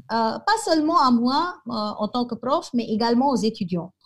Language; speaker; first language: French; non-native, fluent; Konkani